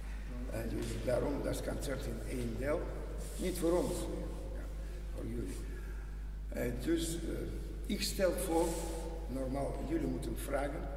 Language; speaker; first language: Dutch; non-native, learner; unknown